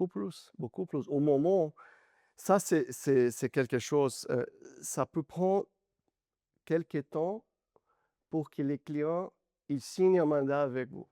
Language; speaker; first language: French; non-native, learner; Portuguese